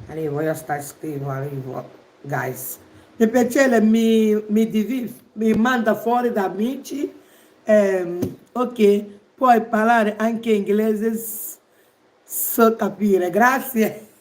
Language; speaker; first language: Italian; non-native, learner; Igbo